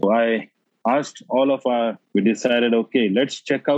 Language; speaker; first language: English; non-native, local second language; Hindi